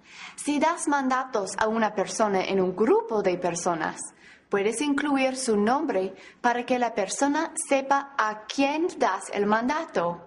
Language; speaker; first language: Spanish; non-native, fluent; English